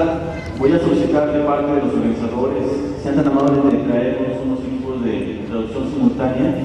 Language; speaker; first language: Spanish; native; Spanish